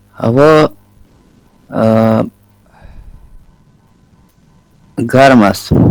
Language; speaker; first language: Persian; non-native, learner; Urdu